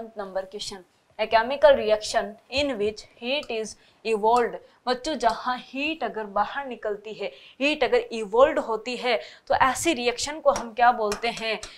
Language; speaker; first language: Hindi; native; Hindi